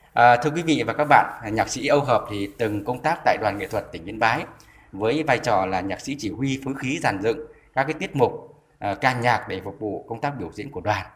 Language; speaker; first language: Vietnamese; native; Vietnamese